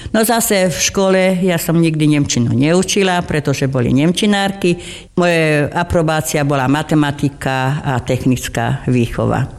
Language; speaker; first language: Slovak; non-native, local second language; German